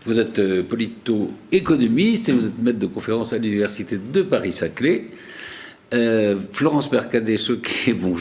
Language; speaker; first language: French; native; French